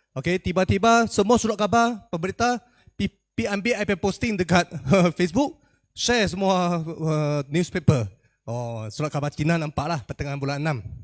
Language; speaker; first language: Malay; non-native, local second language; Chinese